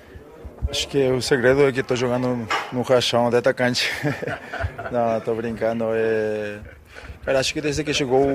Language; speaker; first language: Portuguese; non-native, fluent; Spanish